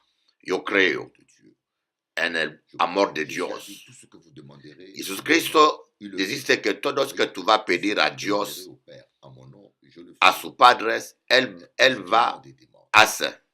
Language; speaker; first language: Spanish; non-native, learner; French